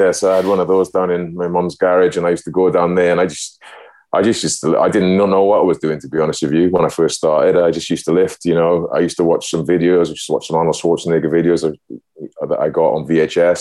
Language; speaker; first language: English; native; English